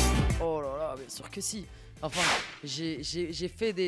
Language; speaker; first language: French; native; French